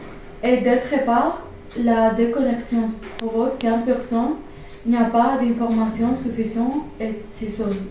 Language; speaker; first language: French; non-native, learner; Spanish